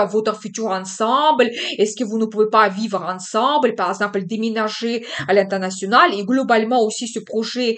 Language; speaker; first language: French; non-native, fluent; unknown